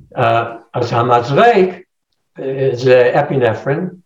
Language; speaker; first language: Hebrew; non-native, fluent; English